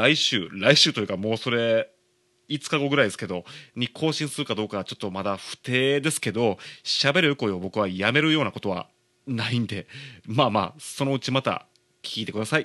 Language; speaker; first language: Japanese; native; Japanese